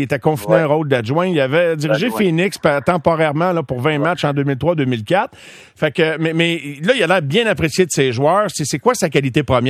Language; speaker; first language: French; native; French